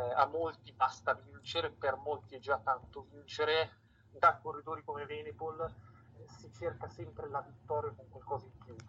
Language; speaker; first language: Italian; native; Italian